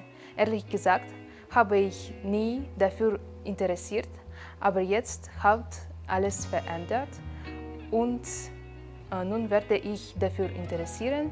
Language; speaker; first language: German; non-native, learner; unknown